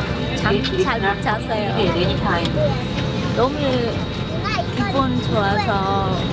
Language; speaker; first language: Korean; non-native, learner; Khmer